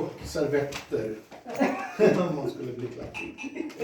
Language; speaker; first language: Swedish; native; Swedish